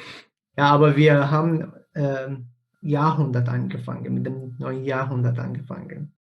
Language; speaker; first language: German; non-native, fluent; Persian